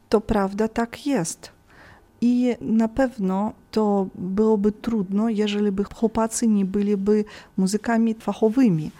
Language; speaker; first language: Polish; early bilingual, heritage; Polish